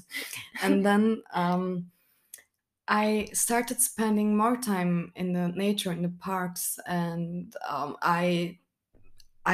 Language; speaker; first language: English; non-native, fluent; Turkish